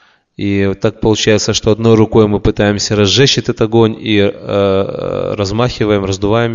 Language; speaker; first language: Russian; native; Russian